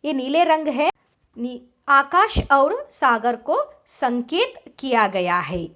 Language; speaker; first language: Hindi; non-native, local second language; Kannada